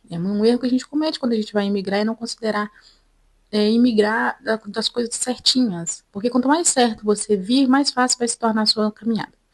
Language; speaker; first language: Portuguese; native; Portuguese